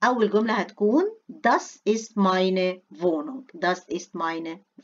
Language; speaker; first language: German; non-native, fluent; Arabic